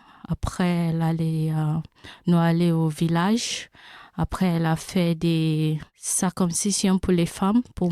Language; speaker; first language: French; non-native, learner; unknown